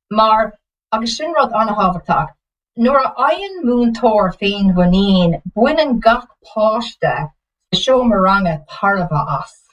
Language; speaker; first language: Irish; non-native, local second language; English